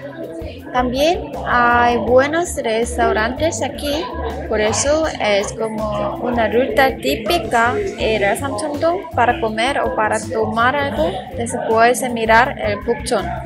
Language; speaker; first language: Spanish; non-native, learner; Korean